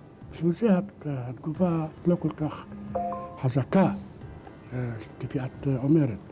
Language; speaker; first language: Hebrew; non-native, local second language; Arabic